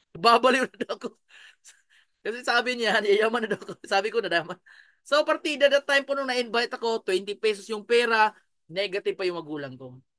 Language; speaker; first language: Filipino; non-native, local second language; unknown